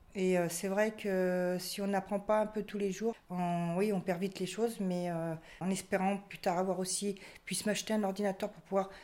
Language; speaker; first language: French; native; French